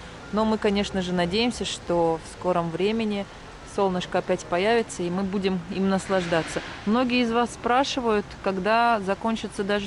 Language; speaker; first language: Russian; native; Russian